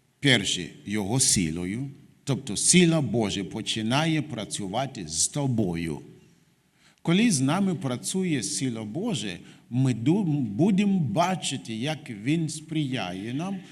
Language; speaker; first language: Ukrainian; non-native, fluent; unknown